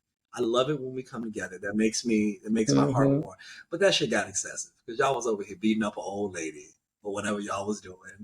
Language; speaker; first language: English; native; English